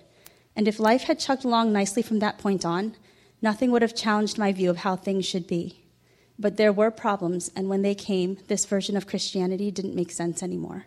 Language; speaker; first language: English; native; English